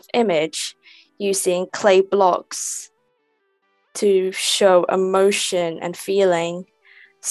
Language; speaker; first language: English; native; English